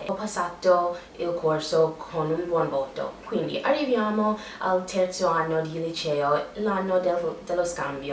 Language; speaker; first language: Italian; non-native, learner; English